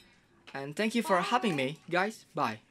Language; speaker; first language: English; non-native, learner; Indonesian